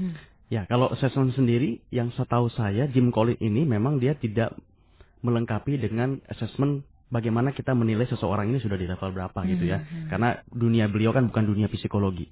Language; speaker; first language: Indonesian; native; Indonesian